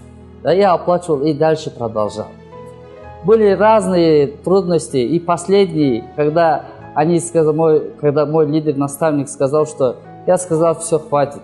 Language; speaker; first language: Russian; non-native, learner; Kyrgyz